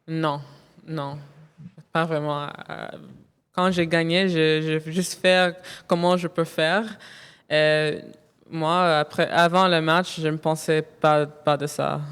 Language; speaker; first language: French; non-native, local second language; English